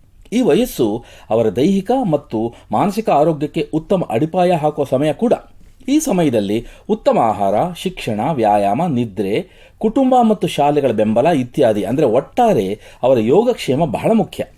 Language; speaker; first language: Kannada; native; Kannada